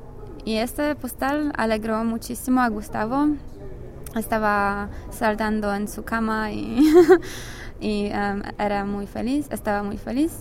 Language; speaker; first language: Spanish; non-native, learner; English